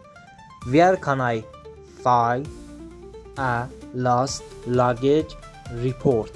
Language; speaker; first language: English; non-native, fluent; Persian